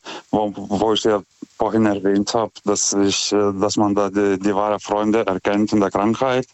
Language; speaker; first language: German; non-native, fluent; Lithuanian